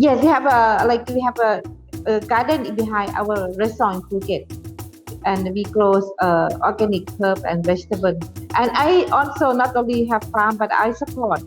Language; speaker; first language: English; non-native, fluent; Thai